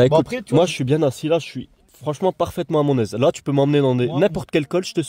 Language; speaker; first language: French; native; French